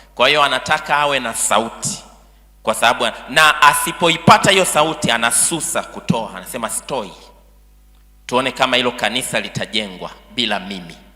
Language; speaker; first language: Swahili; native; Swahili